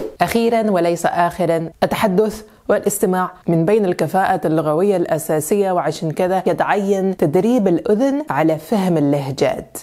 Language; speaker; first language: Arabic; non-native, fluent; French